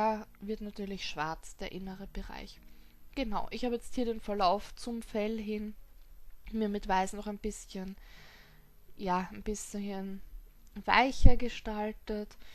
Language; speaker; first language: German; native; German